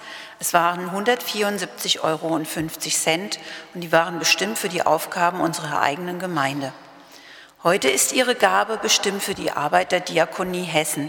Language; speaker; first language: German; native; German